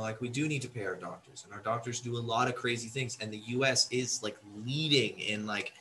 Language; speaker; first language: English; native; English